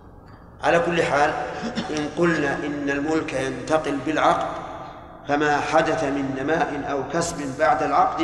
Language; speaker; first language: Arabic; native; Arabic